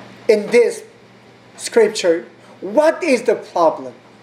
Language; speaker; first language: English; non-native, learner; Korean